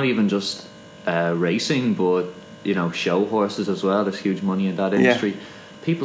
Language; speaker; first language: English; native; English